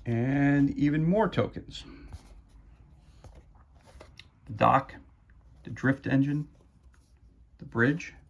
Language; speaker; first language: English; native; English